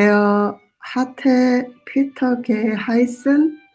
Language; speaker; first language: German; non-native, learner; Korean